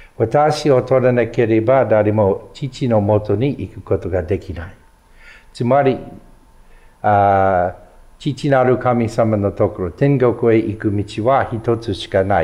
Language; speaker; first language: Japanese; non-native, fluent; English